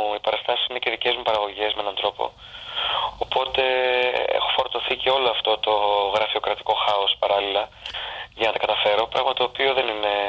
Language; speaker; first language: Greek; native; Greek